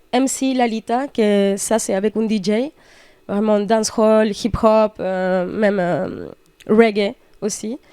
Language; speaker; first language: French; non-native, fluent; Spanish